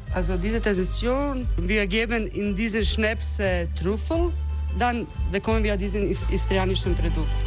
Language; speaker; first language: German; non-native, fluent; Croatian